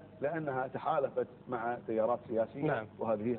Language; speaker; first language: Arabic; native; Arabic